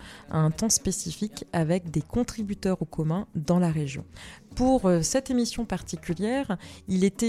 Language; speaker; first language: French; native; French